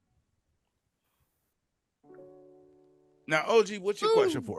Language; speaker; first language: English; native; English